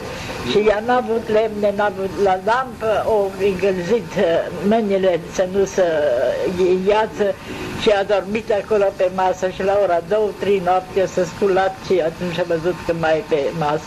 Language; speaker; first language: Romanian; non-native, local second language; German